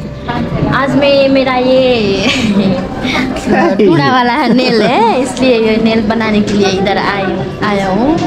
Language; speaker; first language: Hindi; non-native, learner; Nepali